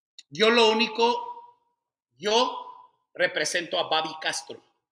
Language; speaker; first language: Spanish; early bilingual, heritage; Spanish